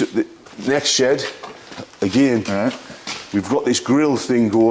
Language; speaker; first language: English; native; English